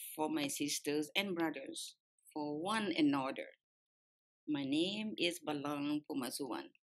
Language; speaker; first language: English; non-native, fluent; Lao